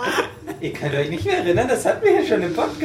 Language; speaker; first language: German; native; German